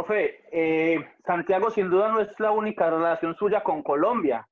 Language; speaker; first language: Spanish; native; Spanish